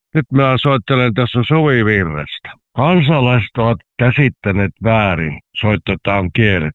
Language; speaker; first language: Finnish; native; Finnish